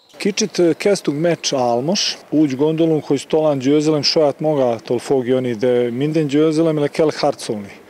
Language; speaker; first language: Hungarian; non-native, learner; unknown